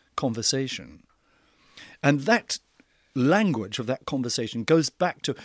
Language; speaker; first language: English; native; English